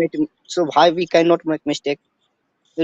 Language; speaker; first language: English; non-native, learner; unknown